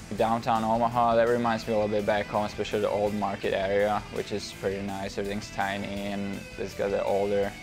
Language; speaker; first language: English; non-native, fluent; Czech